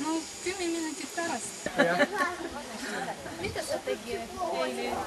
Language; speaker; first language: Estonian; non-native, learner; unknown